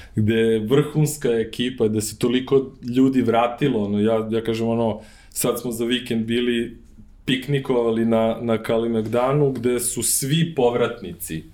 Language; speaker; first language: Serbian; native; Serbian